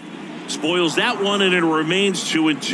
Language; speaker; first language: English; native; English